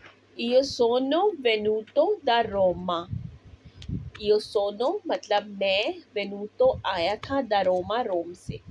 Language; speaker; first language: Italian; non-native, learner; Urdu